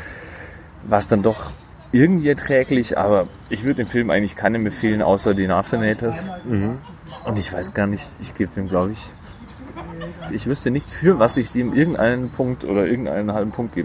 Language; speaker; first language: German; native; German